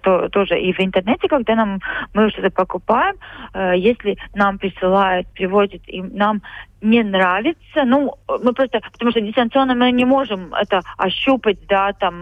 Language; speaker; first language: Russian; non-native, local second language; Latvian